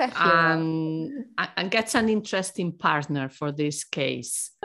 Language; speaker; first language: English; non-native, fluent; Spanish